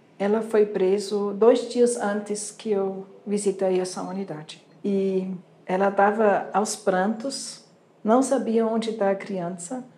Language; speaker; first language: Portuguese; non-native, fluent; German